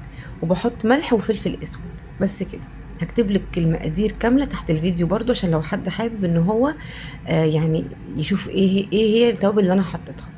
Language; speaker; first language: Arabic; native; Arabic